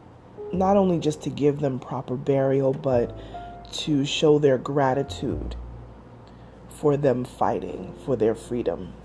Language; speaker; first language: English; native; English